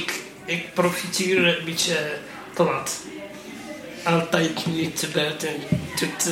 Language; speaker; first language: Dutch; non-native, learner; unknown